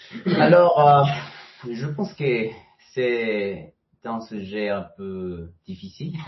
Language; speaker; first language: French; non-native, fluent; Spanish